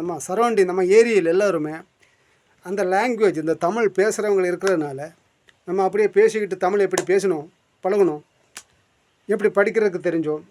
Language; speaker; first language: Tamil; non-native, local second language; Malayalam